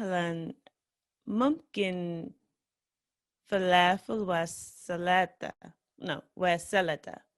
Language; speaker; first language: Arabic; non-native, learner; English